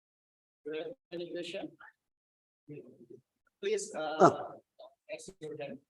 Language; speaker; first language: English; non-native, learner; Indonesian